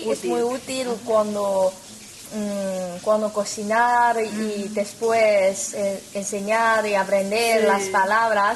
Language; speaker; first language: Spanish; non-native, learner; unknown